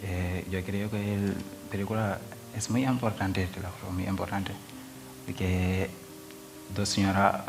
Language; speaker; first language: Spanish; non-native, learner; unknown